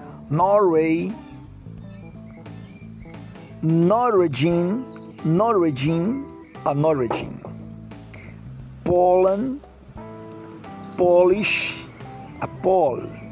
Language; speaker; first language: English; non-native, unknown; Portuguese